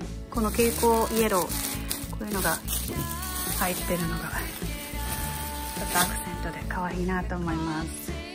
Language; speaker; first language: Japanese; native; Japanese